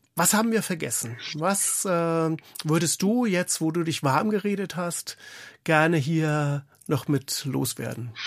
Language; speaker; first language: German; native; German